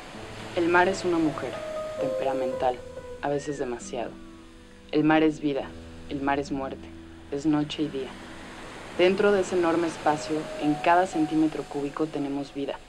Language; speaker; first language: Spanish; native; Spanish